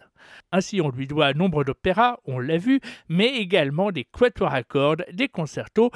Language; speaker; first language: French; native; French